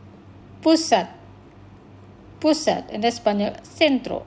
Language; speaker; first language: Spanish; non-native, fluent; Indonesian